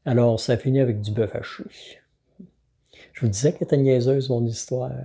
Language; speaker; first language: French; native; French